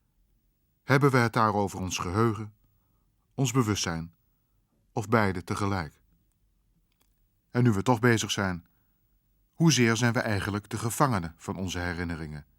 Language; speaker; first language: Dutch; native; Dutch